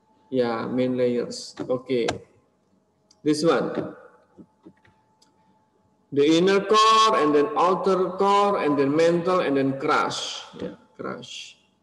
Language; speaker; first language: English; non-native, learner; Indonesian